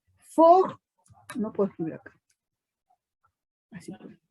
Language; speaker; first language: Spanish; native; Spanish